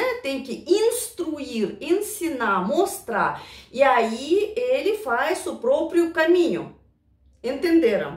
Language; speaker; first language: Portuguese; non-native, fluent; Russian